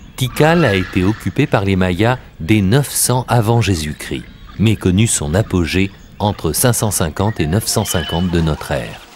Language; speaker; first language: French; native; French